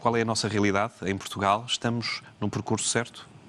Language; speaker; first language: Portuguese; native; Portuguese